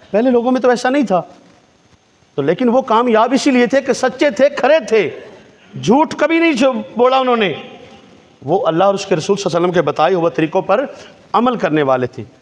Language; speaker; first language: Urdu; non-native, local second language; Punjabi